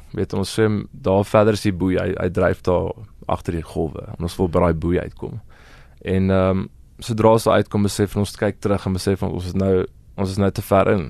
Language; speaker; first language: Afrikaans; native; Afrikaans